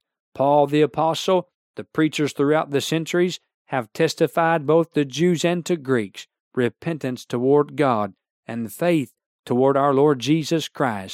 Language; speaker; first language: English; native; English